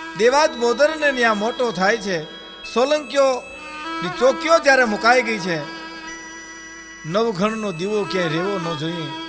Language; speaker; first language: Gujarati; native; Gujarati